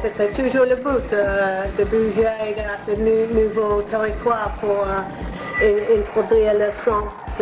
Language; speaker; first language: French; non-native, learner; English